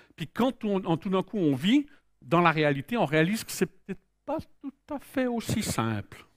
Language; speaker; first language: French; native; French